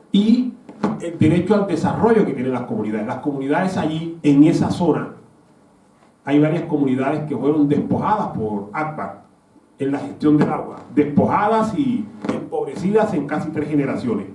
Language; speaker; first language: Spanish; native; Spanish